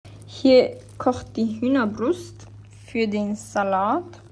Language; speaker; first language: German; early bilingual, other home language; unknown